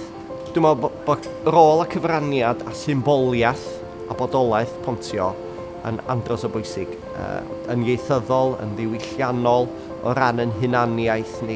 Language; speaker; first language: Welsh; native; Welsh